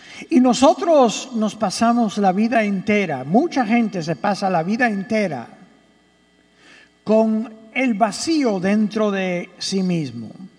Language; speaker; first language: Spanish; early bilingual, heritage; Spanish